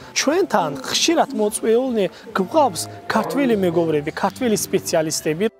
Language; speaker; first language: Georgian; non-native, local second language; Azerbaijani